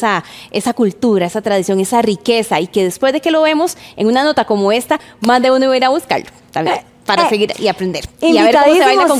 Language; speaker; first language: Spanish; native; Spanish